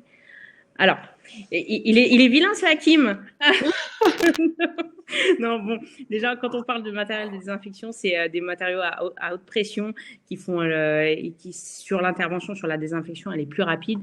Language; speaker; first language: French; native; French